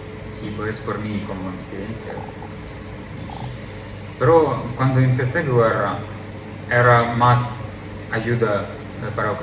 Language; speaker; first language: Spanish; non-native, learner; Ukrainian